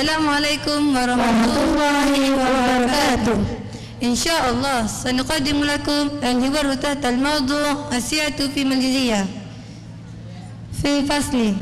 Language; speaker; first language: Arabic; non-native, learner; Malay